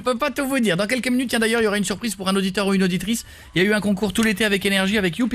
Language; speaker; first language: French; native; French